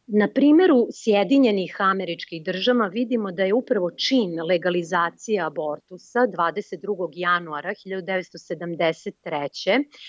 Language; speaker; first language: Serbian; native; Serbian